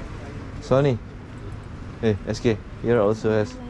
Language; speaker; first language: English; non-native, learner; Indonesian